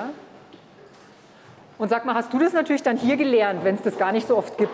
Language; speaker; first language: German; native; German